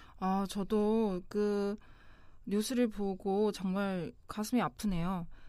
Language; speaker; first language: Korean; non-native, local second language; Chinese